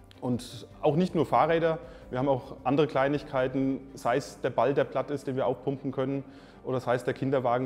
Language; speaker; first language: German; native; German